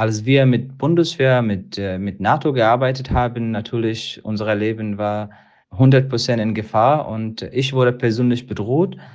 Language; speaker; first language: German; non-native, learner; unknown